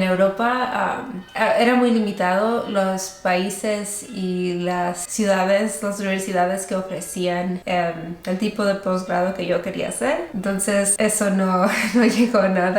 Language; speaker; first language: Spanish; early bilingual, heritage; Spanish